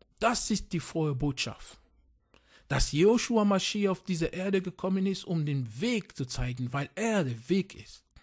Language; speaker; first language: German; non-native, fluent; French